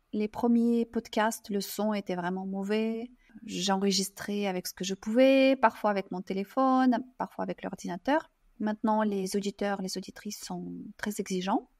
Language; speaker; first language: French; non-native, fluent; Russian